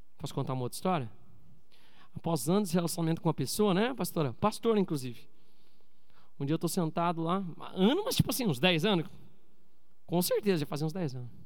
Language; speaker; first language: Portuguese; native; Portuguese